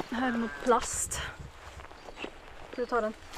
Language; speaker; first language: Swedish; native; Swedish